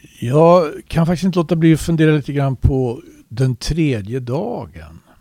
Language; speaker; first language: Swedish; native; Swedish